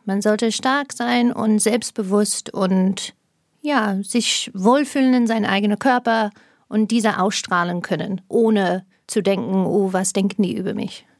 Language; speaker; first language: German; non-native, fluent; English